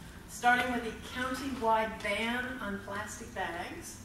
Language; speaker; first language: English; early bilingual, other home language; Spanish